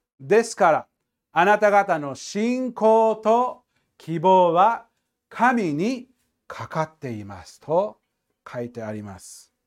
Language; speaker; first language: Japanese; non-native, fluent; English